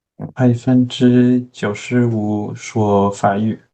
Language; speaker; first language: Chinese; non-native, learner; French